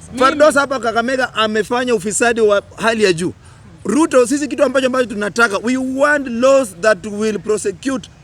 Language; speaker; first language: Swahili; non-native, local second language; Luyia